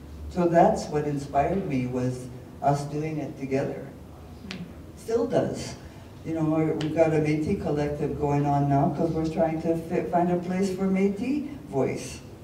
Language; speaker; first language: English; native; English